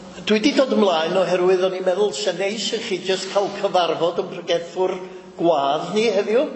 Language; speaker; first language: Welsh; native; Welsh